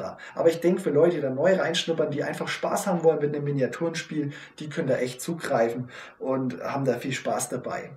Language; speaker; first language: German; native; German